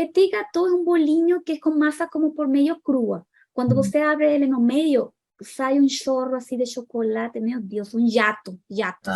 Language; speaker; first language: Portuguese; non-native, fluent; Spanish